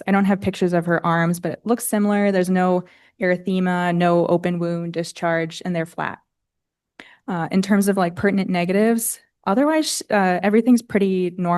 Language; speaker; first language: English; native; English